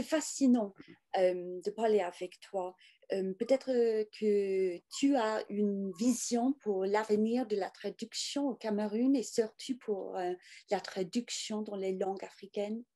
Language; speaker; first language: French; non-native, fluent; English